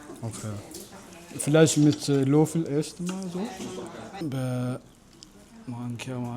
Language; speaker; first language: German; non-native, fluent; Amharic